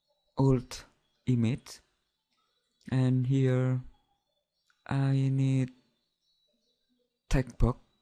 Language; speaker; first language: English; non-native, learner; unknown